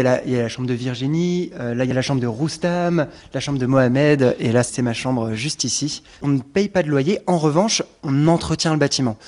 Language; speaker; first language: French; native; French